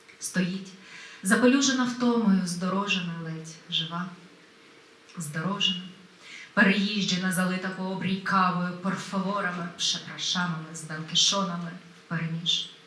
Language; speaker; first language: Ukrainian; native; Ukrainian